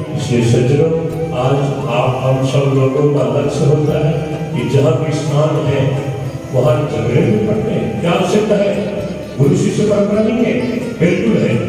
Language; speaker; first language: Hindi; native; Hindi